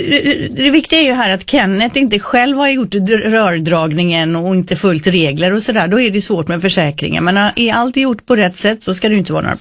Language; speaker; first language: Swedish; native; Swedish